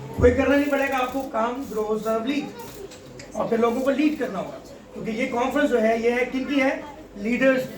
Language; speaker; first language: Urdu; non-native, local second language; Punjabi